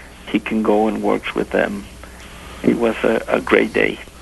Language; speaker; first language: English; non-native, fluent; Spanish